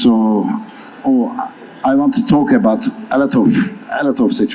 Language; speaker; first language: English; non-native, learner; Turkish